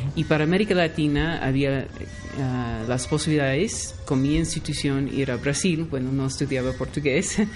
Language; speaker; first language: Spanish; non-native, fluent; English